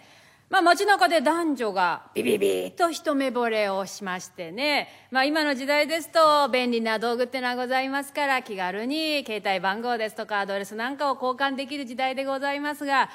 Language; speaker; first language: Japanese; native; Japanese